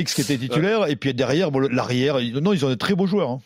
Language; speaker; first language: French; native; French